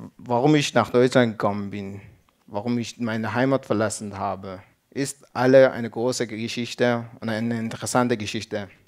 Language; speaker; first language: German; non-native, learner; Persian